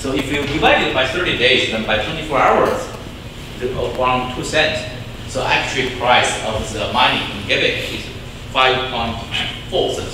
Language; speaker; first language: English; non-native, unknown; Chinese